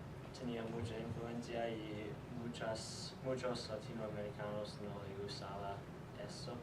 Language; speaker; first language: Spanish; non-native, learner; English